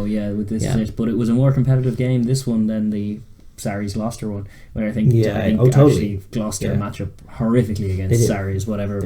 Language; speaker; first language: English; native; English